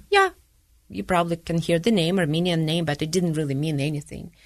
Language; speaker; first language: English; non-native, fluent; Ukrainian